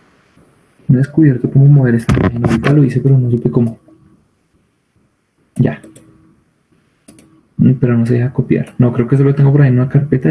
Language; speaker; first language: Spanish; native; Spanish